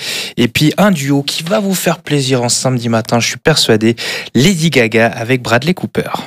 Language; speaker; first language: French; native; French